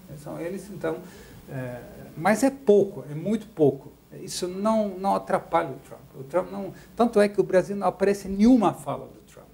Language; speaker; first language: Portuguese; non-native, fluent; Dutch